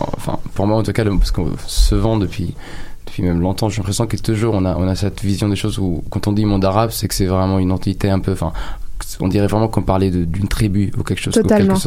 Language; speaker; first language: French; non-native, fluent; Arabic